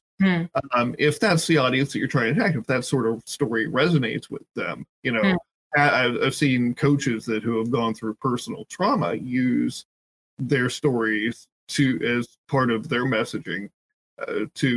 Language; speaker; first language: English; native; English